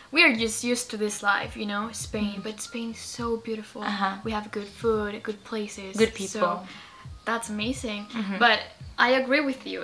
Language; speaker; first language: English; non-native, fluent; Spanish